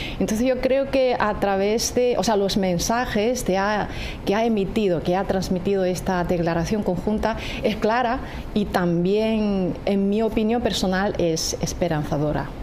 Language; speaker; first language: Spanish; non-native, fluent; Chinese